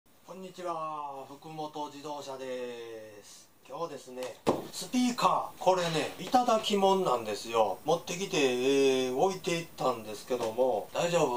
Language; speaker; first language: Japanese; native; Japanese